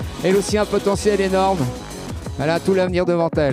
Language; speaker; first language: French; native; French